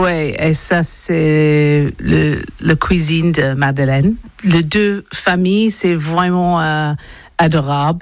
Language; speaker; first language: French; non-native, learner; English